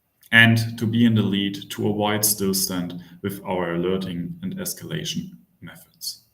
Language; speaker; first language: English; non-native, fluent; German